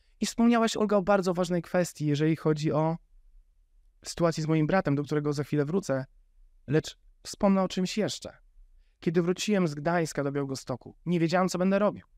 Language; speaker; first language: Polish; native; Polish